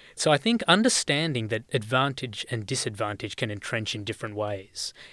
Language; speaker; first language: English; native; English